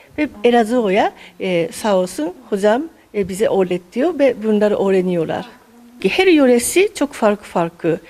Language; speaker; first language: Turkish; non-native, fluent; Japanese